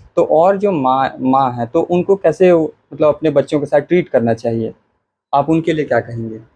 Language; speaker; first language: Hindi; native; Hindi